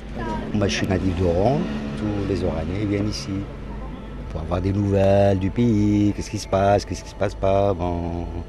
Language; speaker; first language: French; non-native, local second language; Arabic